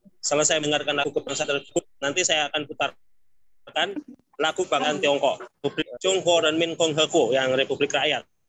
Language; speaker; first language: Indonesian; native; Indonesian